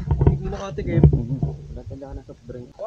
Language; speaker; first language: Filipino; native; Filipino